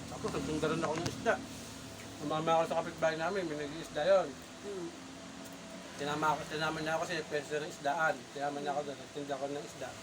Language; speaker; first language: Filipino; native; Filipino